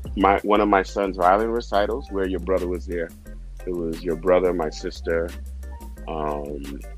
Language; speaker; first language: English; non-native, fluent; Haitian Creole